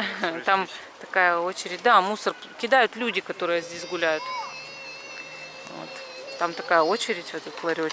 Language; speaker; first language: Russian; native; Russian